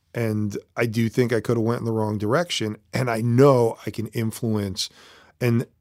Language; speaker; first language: English; native; English